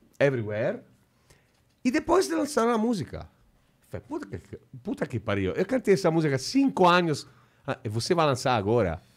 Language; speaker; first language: Portuguese; non-native, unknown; Italian